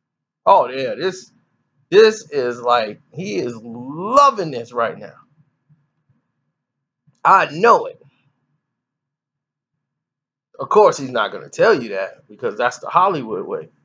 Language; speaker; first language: English; native; English